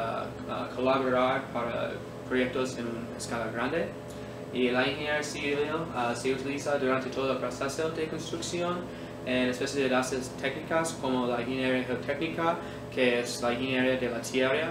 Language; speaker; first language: Spanish; non-native, learner; English